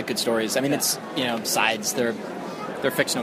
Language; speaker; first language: English; native; English